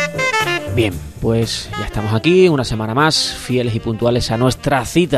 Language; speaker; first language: Spanish; native; Spanish